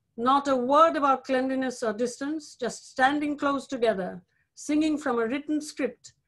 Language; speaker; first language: English; non-native, local second language; Bangla